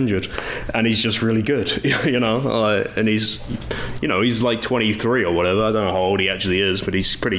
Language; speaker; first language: English; native; English